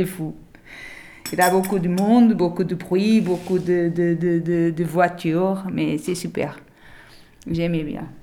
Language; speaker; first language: French; non-native, learner; Portuguese